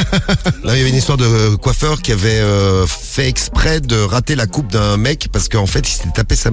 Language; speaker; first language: French; native; French